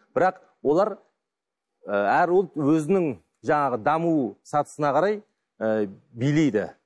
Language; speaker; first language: Kazakh; native; Kazakh